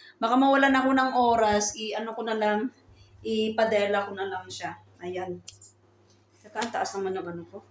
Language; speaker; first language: Filipino; native; Filipino